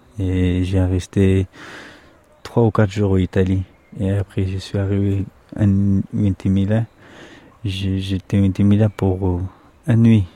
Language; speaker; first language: French; non-native, learner; Pashto